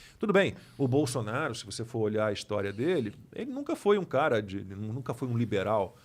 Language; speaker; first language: Portuguese; native; Portuguese